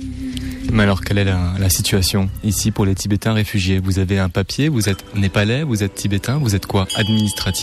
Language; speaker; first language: French; native; French